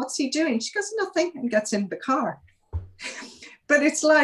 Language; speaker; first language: English; native; English